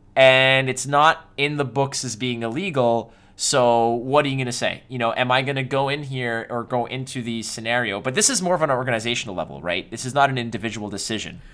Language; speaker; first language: English; native; English